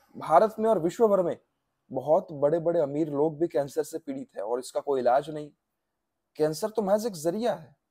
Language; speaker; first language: Hindi; non-native, local second language; Gujarati